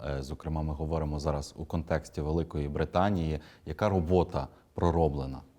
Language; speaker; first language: Ukrainian; native; Ukrainian